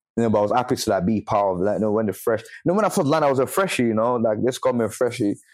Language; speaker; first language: English; non-native, local second language; Yoruba